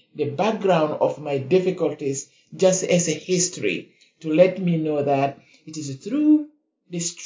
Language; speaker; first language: English; non-native, fluent; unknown